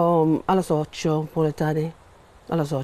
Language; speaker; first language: Spanish; non-native, learner; English